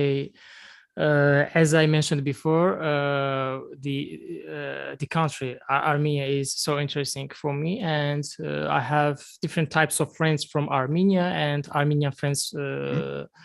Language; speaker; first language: English; non-native, learner; Azerbaijani